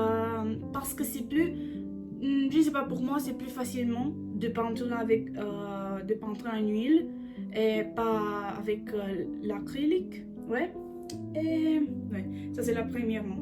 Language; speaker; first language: French; non-native, learner; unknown